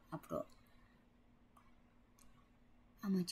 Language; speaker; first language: Korean; non-native, learner; Japanese